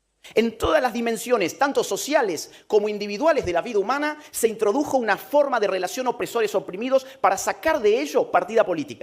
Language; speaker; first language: Spanish; native; Spanish